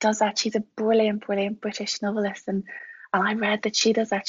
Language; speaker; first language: English; native; English